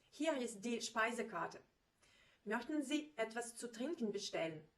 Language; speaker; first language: German; non-native, fluent; Ukrainian